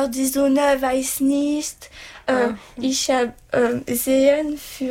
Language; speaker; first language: German; non-native, learner; French